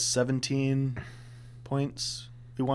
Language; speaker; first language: English; native; English